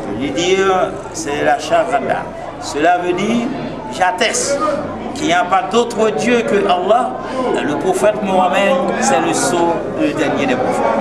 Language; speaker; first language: French; non-native, local second language; Haitian Creole